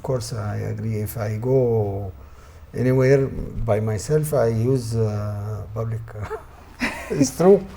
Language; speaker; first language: English; non-native, learner; Arabic